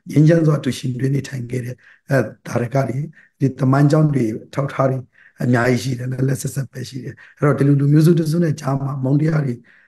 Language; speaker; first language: Burmese; non-native, local second language; Rohingya